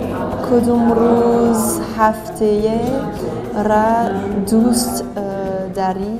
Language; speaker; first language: Persian; non-native, learner; French